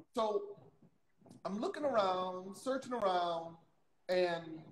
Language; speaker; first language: English; native; English